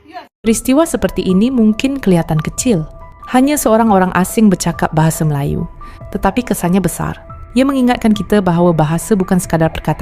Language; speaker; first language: Malay; native; Malay